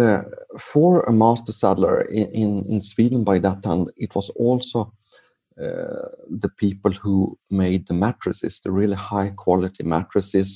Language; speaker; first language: English; non-native, fluent; Swedish